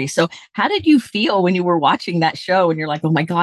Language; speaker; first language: English; native; English